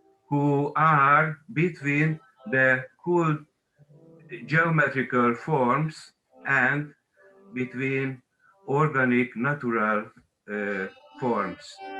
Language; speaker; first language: English; non-native, learner; Hungarian